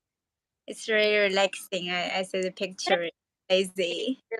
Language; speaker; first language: English; non-native, learner; Chinese